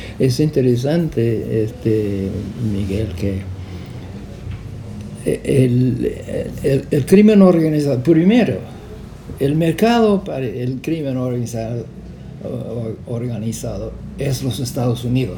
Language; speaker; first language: Spanish; non-native, fluent; English